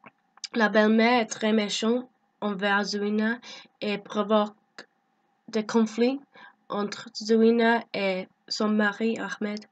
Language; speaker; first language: French; non-native, learner; English